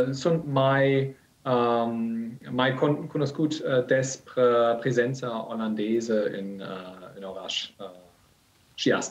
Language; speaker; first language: Romanian; non-native, learner; German